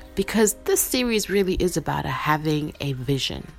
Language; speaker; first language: English; non-native, local second language; Shona